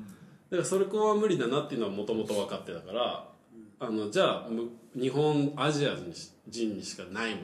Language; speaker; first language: Japanese; native; Japanese